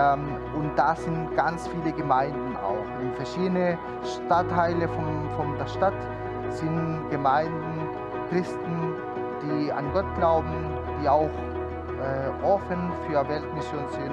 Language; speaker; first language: German; non-native, fluent; Spanish